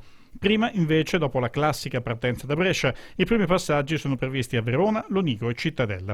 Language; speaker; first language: Italian; native; Italian